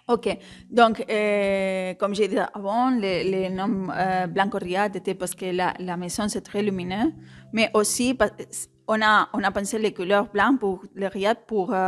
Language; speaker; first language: French; non-native, fluent; Spanish